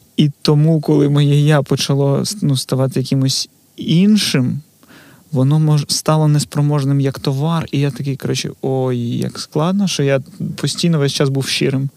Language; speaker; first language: Ukrainian; non-native, local second language; Russian